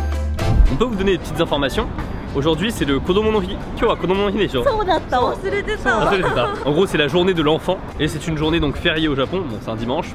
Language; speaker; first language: French; native; French